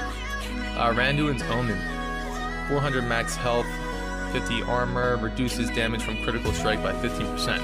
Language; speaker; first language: English; native; English